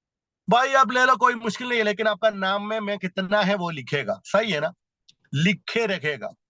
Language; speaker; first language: Hindi; non-native, local second language; Malayalam